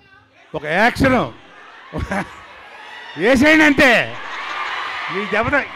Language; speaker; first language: Telugu; native; Telugu